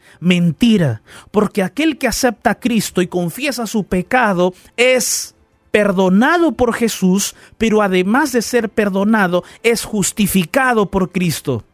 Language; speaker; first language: Spanish; native; Spanish